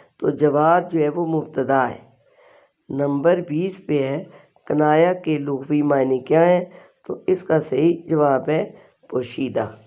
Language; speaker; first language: Urdu; non-native, local second language; Pashto